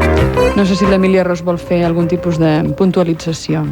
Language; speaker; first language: Catalan; native; Catalan